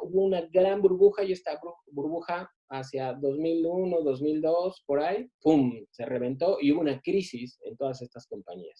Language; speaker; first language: Spanish; native; Spanish